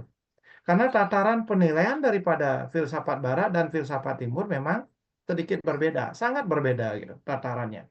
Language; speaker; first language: Indonesian; non-native, local second language; Balinese